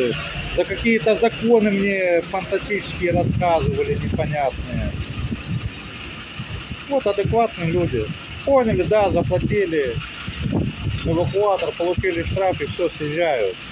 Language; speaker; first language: Russian; native; Russian